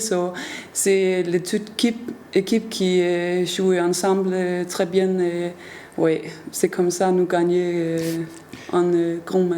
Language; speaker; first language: French; non-native, learner; Danish